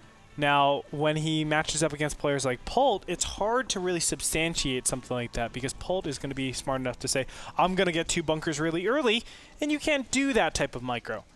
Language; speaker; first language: English; native; English